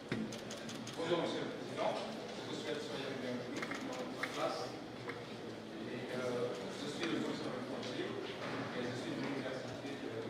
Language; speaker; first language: French; non-native, fluent; Indonesian